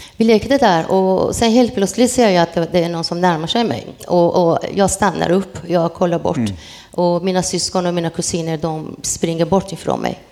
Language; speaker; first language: Swedish; non-native, fluent; Persian